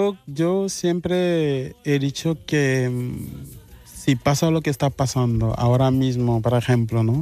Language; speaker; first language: Spanish; non-native, fluent; Mandingo